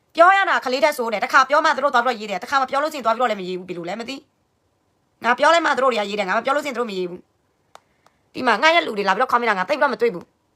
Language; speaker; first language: Burmese; non-native, local second language; S'gaw Karen